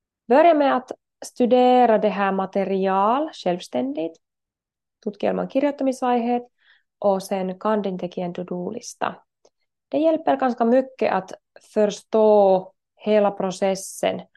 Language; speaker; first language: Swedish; non-native, learner; Finnish